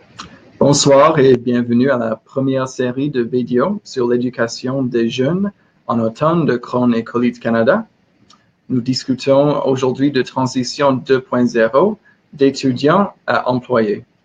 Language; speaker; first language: French; non-native, learner; English